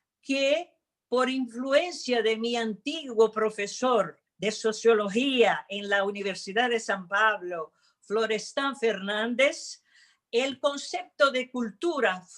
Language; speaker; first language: Spanish; non-native, fluent; Portuguese